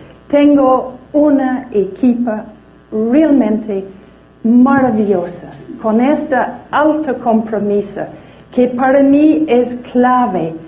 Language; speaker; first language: Spanish; non-native, fluent; English